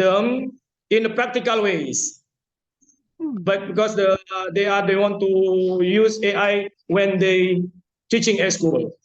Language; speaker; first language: English; non-native, fluent; Indonesian